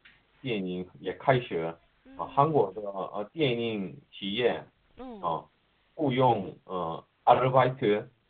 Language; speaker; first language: Chinese; non-native, learner; Korean